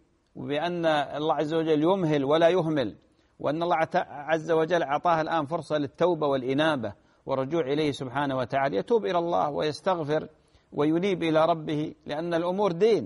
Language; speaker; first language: Arabic; native; Arabic